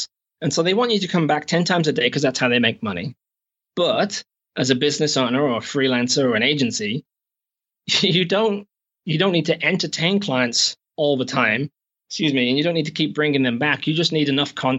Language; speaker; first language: English; native; English